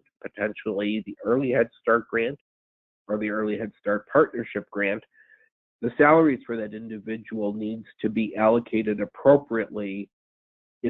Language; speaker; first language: English; native; English